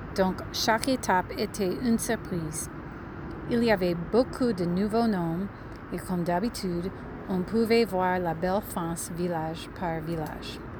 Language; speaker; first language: French; non-native, learner; English